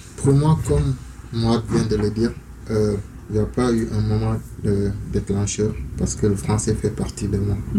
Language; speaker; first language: French; non-native, local second language; Wolof